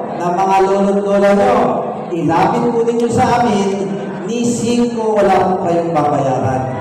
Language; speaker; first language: Filipino; native; Filipino